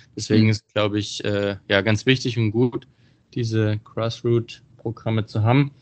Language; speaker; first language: German; native; German